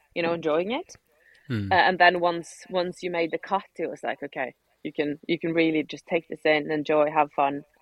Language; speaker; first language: English; non-native, fluent; Norwegian